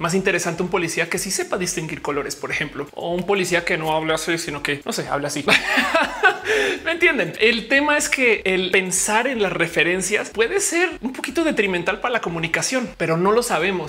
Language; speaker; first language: Spanish; native; Spanish